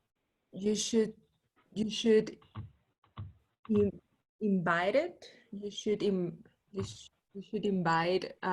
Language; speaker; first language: English; non-native, learner; Spanish